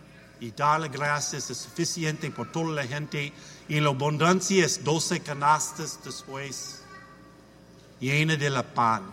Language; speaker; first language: Spanish; non-native, learner; English